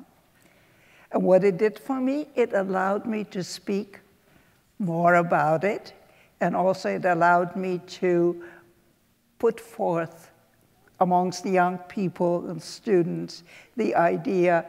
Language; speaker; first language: English; early bilingual, other home language; Polish